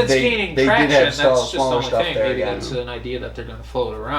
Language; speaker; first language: English; native; English